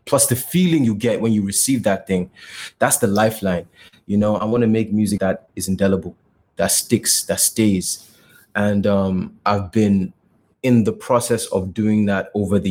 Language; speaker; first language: English; non-native, local second language; Yoruba